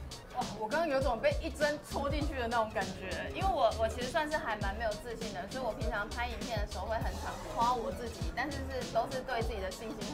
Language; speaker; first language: Chinese; native; Chinese